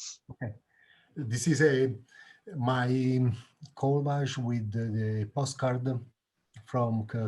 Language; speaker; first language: English; non-native, learner; Italian